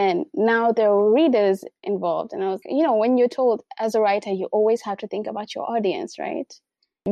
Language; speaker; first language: English; non-native, local second language; Swahili